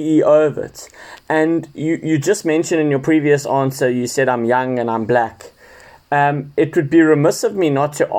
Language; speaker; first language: English; native; English